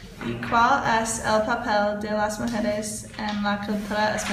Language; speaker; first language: Spanish; non-native, learner; English